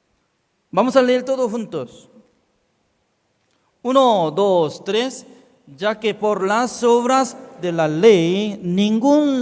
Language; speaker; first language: Spanish; non-native, fluent; Korean